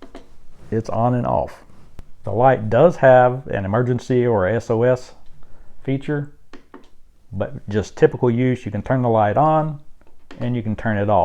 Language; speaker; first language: English; native; English